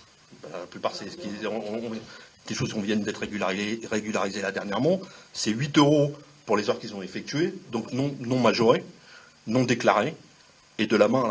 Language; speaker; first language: French; native; French